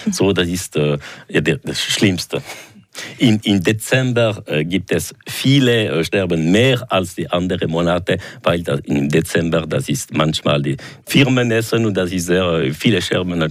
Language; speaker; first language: German; non-native, local second language; French